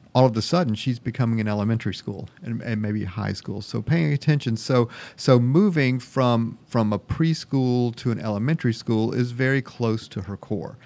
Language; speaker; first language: English; native; English